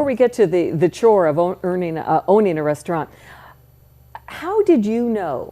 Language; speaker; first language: English; native; English